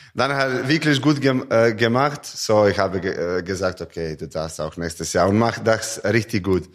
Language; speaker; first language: German; non-native, learner; Serbian